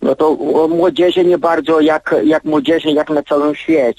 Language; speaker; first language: Polish; early bilingual, heritage; Polish